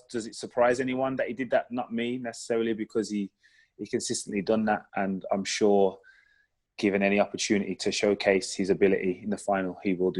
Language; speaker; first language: English; native; English